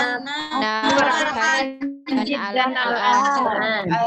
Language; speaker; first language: Arabic; non-native, learner; Indonesian